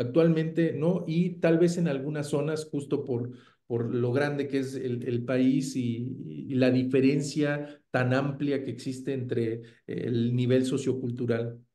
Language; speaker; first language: Spanish; native; Spanish